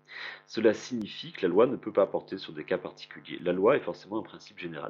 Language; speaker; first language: French; native; French